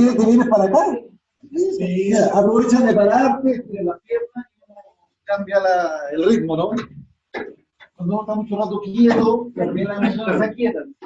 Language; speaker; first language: Spanish; native; Spanish